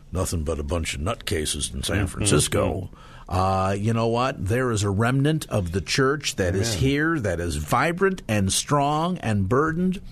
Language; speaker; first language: English; native; English